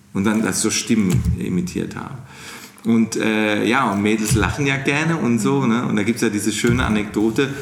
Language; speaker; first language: German; native; German